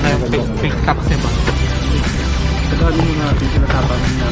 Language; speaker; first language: Filipino; non-native, local second language; Cebuano